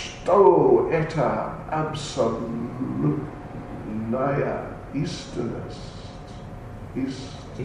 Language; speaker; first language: Russian; non-native, learner; English